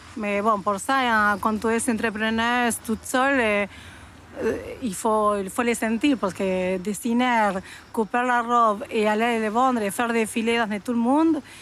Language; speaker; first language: French; non-native, fluent; Spanish